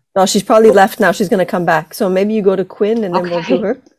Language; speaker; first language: English; non-native, fluent; Italian